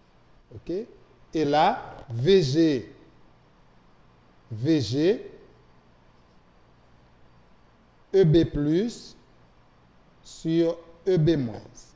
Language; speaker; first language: French; non-native, local second language; Haitian Creole